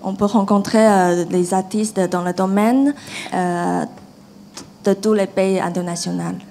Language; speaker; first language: French; non-native, fluent; Chinese